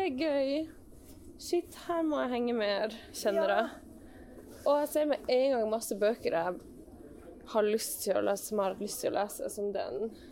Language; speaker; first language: Norwegian; non-native, local second language; Northern Sami